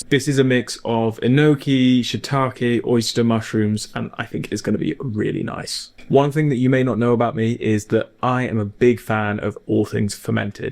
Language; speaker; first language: English; native; English